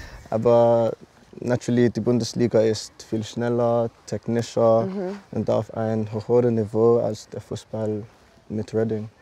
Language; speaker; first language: German; non-native, learner; English